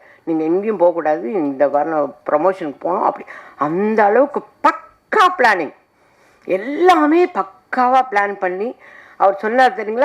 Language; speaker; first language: Tamil; native; Tamil